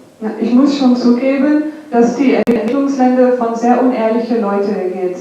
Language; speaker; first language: German; non-native, fluent; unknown